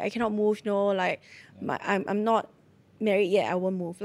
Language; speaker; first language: English; native; English